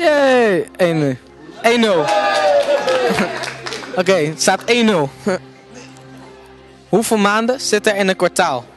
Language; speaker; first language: Dutch; native; Dutch